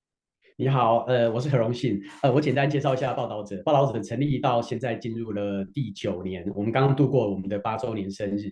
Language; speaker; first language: Chinese; native; Chinese